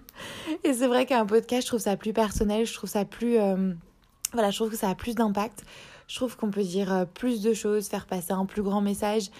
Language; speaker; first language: French; native; French